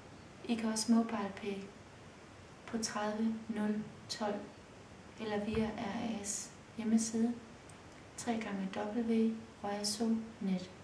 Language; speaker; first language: Danish; early bilingual, other home language; Kurdish